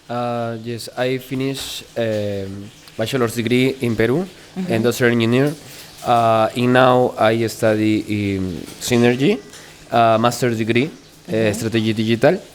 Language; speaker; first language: English; non-native, learner; Spanish